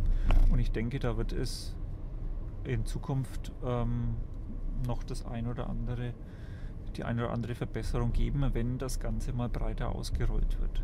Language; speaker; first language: German; native; German